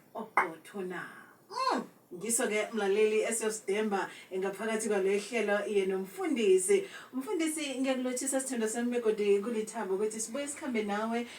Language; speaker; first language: Zulu; non-native, local second language; South Ndebele